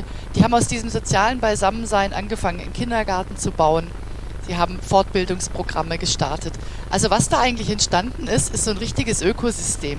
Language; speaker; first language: German; native; German